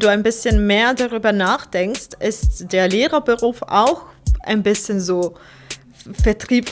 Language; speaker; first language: German; non-native, fluent; Croatian